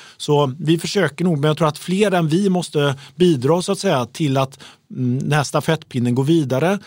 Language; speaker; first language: Swedish; native; Swedish